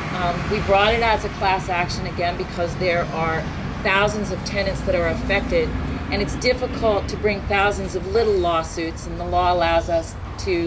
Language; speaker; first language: English; native; English